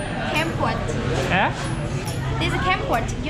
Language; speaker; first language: English; non-native, local second language; Vietnamese